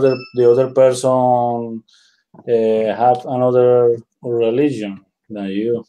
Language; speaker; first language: English; non-native, learner; Spanish